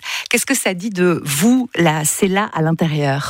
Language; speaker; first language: French; native; French